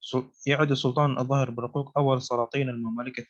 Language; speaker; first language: Arabic; non-native, learner; Indonesian